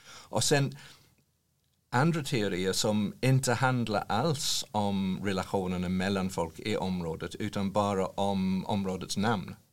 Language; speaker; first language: Swedish; non-native, fluent; English